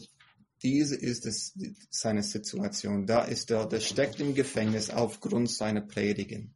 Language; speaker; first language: German; non-native, fluent; English